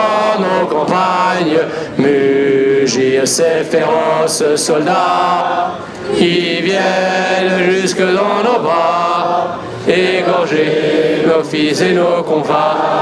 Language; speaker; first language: French; early bilingual, other home language; Arabic